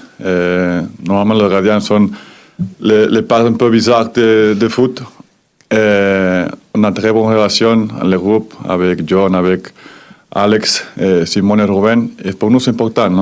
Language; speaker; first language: French; non-native, fluent; Spanish